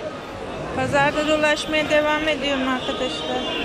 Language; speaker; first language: Turkish; native; Turkish